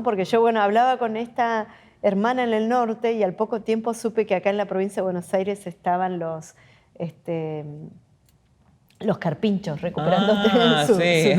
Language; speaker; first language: Spanish; native; Spanish